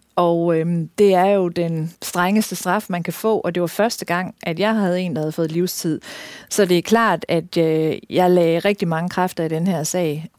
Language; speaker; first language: Danish; native; Danish